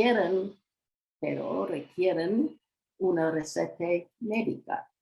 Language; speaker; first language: Spanish; non-native, learner; English